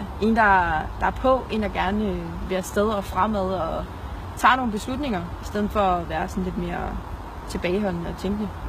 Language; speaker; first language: Danish; native; Danish